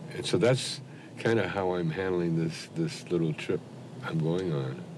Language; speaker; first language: English; native; English